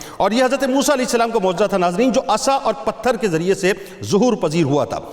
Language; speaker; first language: Urdu; native; Urdu